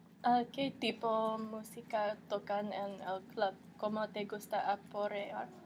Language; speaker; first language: Spanish; non-native, learner; English